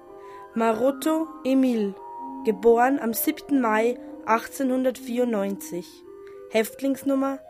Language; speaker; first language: German; native; German